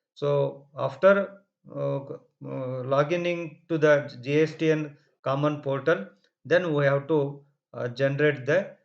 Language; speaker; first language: English; non-native, local second language; Kannada